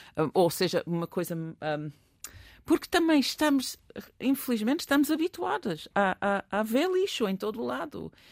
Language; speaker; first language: Portuguese; non-native, fluent; English